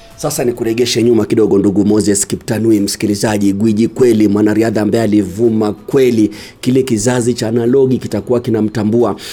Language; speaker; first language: Swahili; native; Swahili